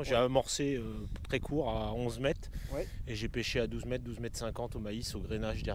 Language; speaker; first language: French; native; French